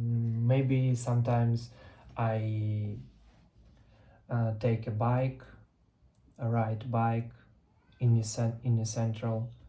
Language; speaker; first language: English; non-native, learner; Russian